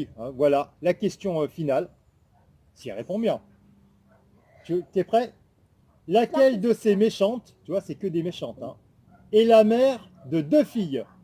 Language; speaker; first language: French; native; French